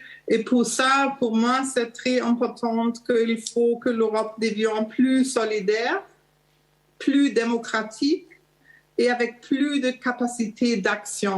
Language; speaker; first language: French; non-native, fluent; German